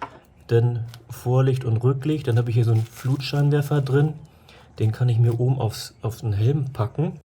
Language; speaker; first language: German; native; German